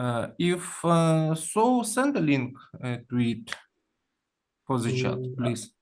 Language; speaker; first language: English; non-native, learner; Ukrainian